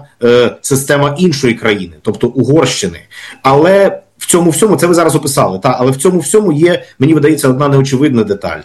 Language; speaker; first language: Ukrainian; native; Ukrainian